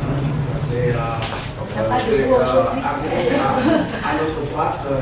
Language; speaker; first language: French; non-native, fluent; Vietnamese